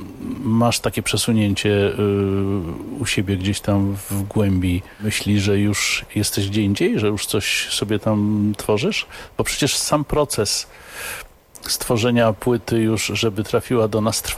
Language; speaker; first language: Polish; native; Polish